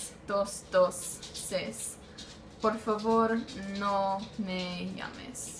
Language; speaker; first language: Spanish; non-native, learner; English